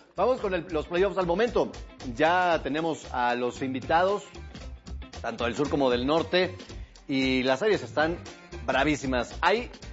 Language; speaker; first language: Spanish; native; Spanish